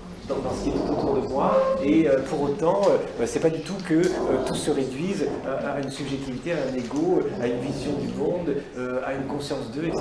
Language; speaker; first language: French; native; French